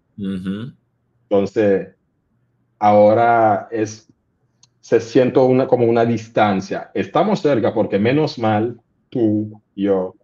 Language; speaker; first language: Spanish; non-native, local second language; English